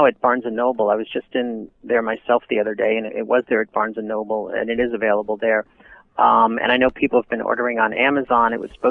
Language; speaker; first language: English; native; English